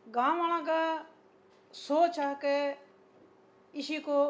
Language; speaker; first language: Hindi; native; Hindi